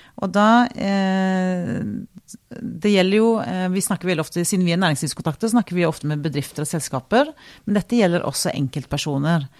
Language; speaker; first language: Norwegian; native; Norwegian